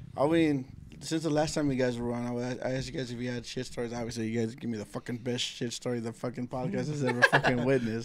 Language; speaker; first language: English; early bilingual, other home language; Spanish